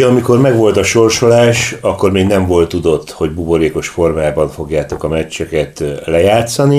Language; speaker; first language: Hungarian; native; Hungarian